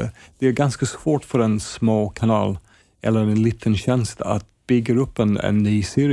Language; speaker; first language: Swedish; non-native, fluent; English